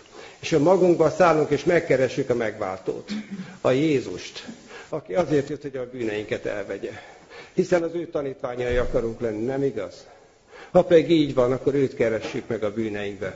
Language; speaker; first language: Hungarian; native; Hungarian